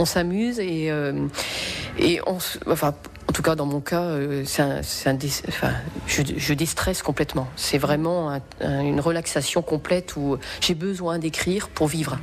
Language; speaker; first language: French; native; French